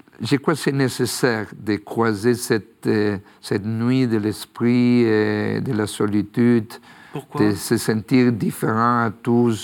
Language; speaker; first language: French; non-native, fluent; Spanish